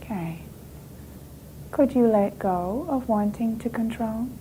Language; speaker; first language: English; native; English